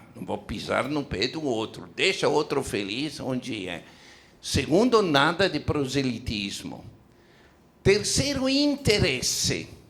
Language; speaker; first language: Portuguese; non-native, fluent; Italian